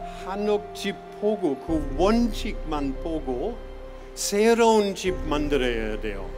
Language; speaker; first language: Korean; non-native, fluent; German